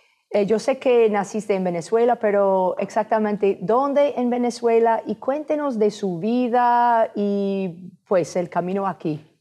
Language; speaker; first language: Spanish; non-native, fluent; English